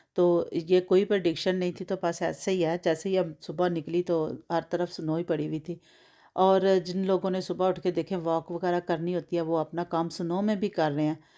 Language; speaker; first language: Urdu; non-native, local second language; Punjabi